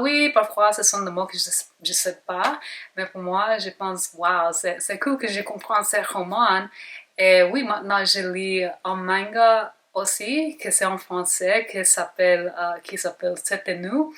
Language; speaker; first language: French; non-native, learner; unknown